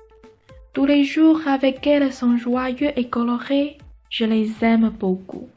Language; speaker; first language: French; non-native, learner; Chinese